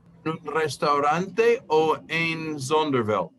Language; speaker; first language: Spanish; non-native, fluent; English